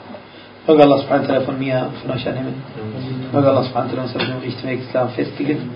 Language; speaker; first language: German; non-native, fluent; Arabic